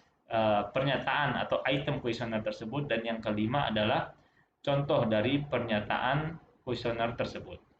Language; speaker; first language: Indonesian; native; Indonesian